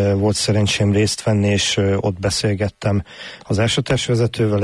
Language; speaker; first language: Hungarian; native; Hungarian